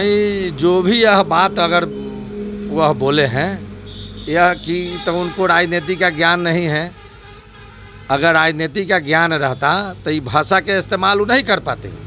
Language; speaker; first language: Hindi; native; Hindi